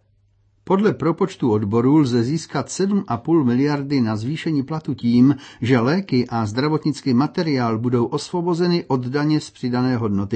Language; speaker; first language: Czech; native; Czech